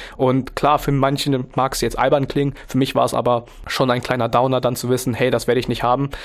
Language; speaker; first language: German; early bilingual, other home language; Vietnamese